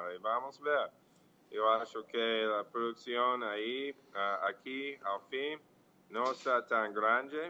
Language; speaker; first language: Portuguese; non-native, fluent; English